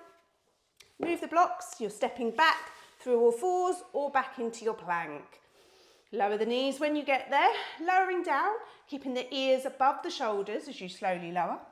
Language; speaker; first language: English; native; English